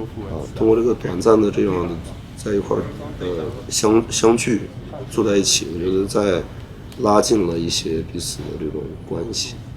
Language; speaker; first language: Chinese; native; Chinese